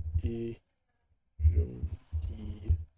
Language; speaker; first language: French; non-native, learner; Russian